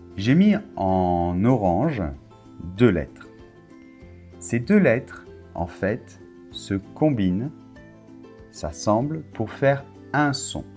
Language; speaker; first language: French; native; French